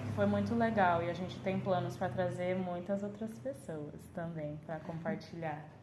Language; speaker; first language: Portuguese; early bilingual, heritage; Portuguese